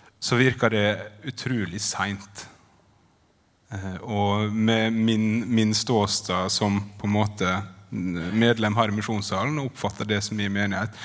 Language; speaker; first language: Norwegian; native; Norwegian